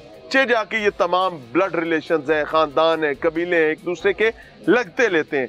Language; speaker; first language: Urdu; native; Urdu